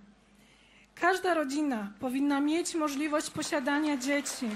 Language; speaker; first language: Polish; native; Polish